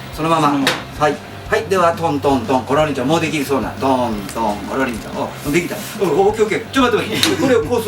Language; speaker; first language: Japanese; native; Japanese